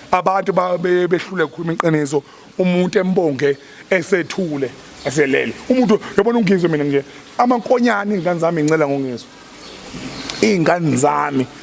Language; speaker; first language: Zulu; native; Zulu